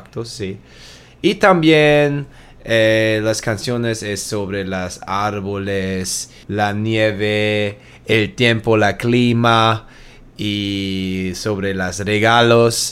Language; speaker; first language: Spanish; non-native, learner; German